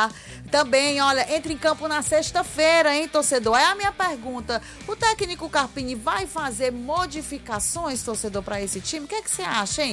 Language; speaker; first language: Portuguese; native; Portuguese